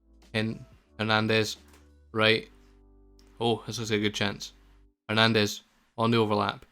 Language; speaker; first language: English; native; English